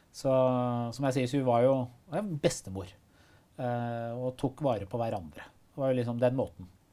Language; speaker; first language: Norwegian; early bilingual, other home language; Persian